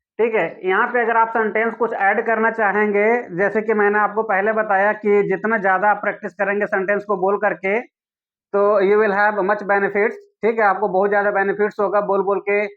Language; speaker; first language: Hindi; native; Hindi